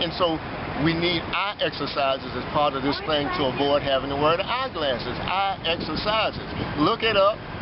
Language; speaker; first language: English; native; English